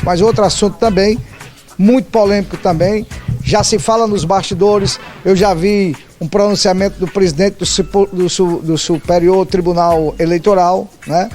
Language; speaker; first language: Portuguese; native; Portuguese